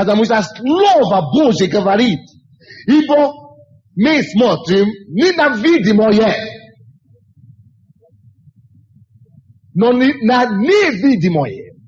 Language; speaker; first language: Russian; non-native, fluent; Yoruba